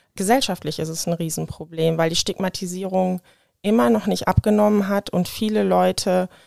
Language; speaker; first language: German; native; German